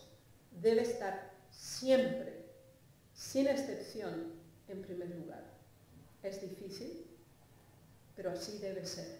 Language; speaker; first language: Spanish; native; Spanish